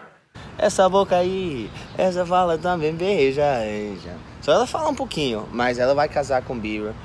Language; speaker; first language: Portuguese; non-native, fluent; English